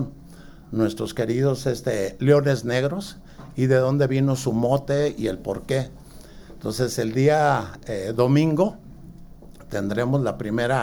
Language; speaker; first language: Spanish; native; Spanish